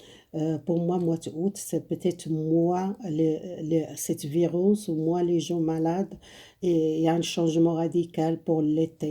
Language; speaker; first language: French; non-native, fluent; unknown